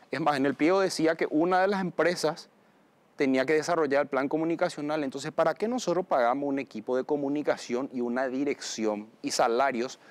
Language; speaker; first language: Spanish; native; Spanish